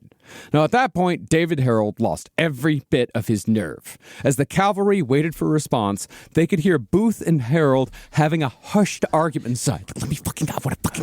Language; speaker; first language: English; native; English